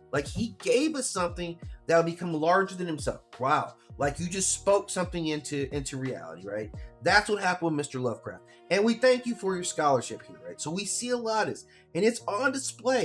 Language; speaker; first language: English; native; English